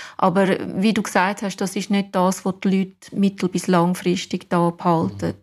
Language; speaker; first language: German; non-native, fluent; English